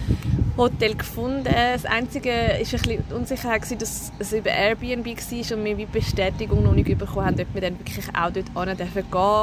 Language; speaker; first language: German; native; German